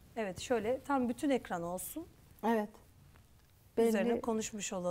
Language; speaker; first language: Turkish; native; Turkish